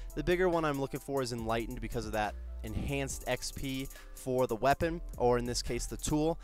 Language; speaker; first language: English; native; English